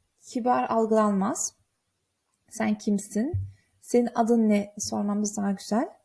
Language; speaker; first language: Turkish; early bilingual, heritage; Turkish